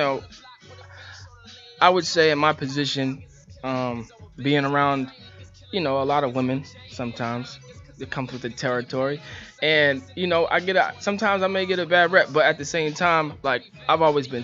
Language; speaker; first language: English; native; English